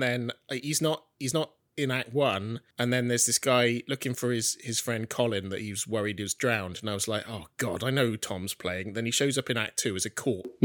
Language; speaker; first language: English; native; English